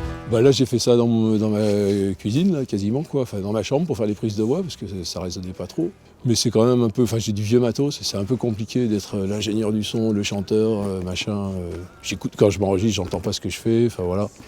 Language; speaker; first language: French; native; French